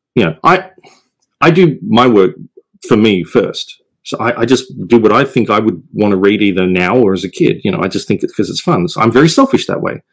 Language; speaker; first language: English; native; English